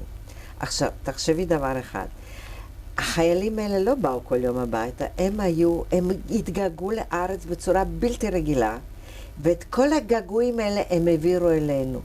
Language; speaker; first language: Hebrew; early bilingual, other home language; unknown